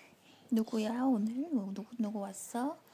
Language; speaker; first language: Korean; native; Korean